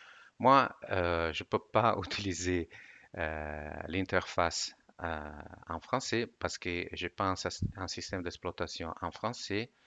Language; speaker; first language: French; non-native, fluent; Italian